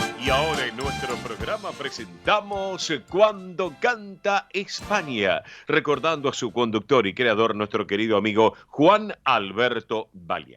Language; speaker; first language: Spanish; native; Spanish